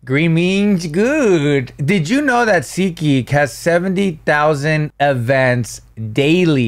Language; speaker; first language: English; early bilingual, other home language; Spanish